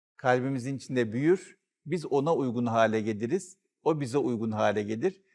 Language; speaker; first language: Turkish; native; Turkish